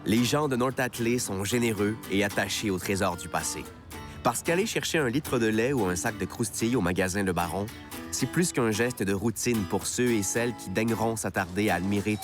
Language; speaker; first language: French; native; French